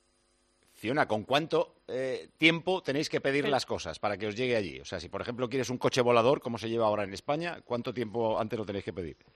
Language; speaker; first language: Spanish; native; Spanish